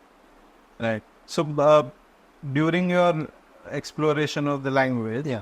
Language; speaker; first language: English; non-native, local second language; Konkani